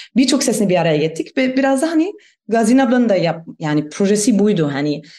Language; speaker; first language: Turkish; non-native, fluent; German